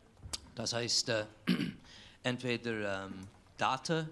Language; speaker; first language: German; non-native, fluent; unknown